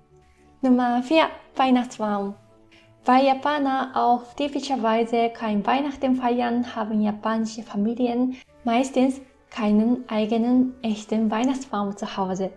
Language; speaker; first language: German; non-native, fluent; Japanese